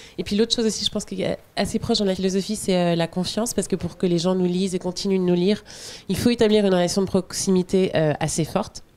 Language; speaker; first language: French; native; French